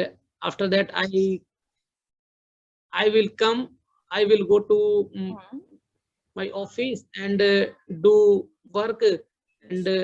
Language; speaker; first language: English; non-native, learner; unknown